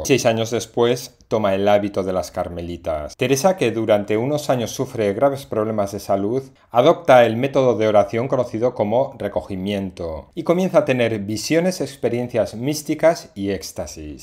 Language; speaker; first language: Spanish; native; Spanish